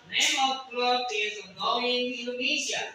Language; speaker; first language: English; non-native, learner; Indonesian